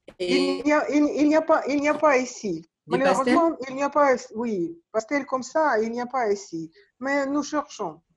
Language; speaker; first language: French; non-native, learner; Russian